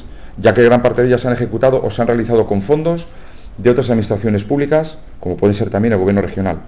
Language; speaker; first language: Spanish; native; Spanish